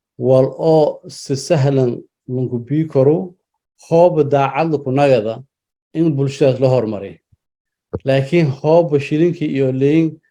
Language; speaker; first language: Somali; non-native, local second language; Maay